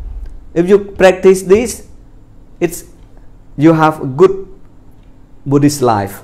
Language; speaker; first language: English; non-native, fluent; Khmer